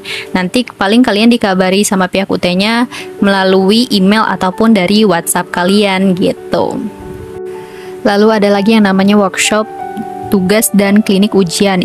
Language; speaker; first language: Indonesian; native; Indonesian